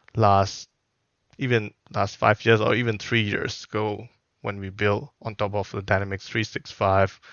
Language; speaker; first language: English; non-native, fluent; Burmese